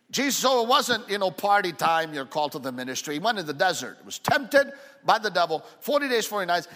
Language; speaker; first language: English; early bilingual, other home language; Italian